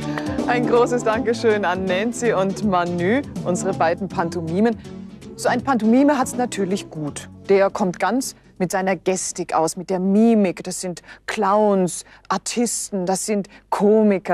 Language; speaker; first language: German; native; German